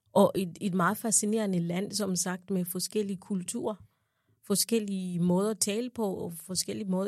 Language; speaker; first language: Danish; non-native, fluent; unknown